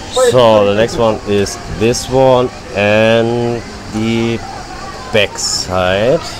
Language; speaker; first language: English; non-native, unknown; German